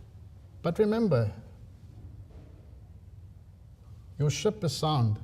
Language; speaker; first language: English; native; English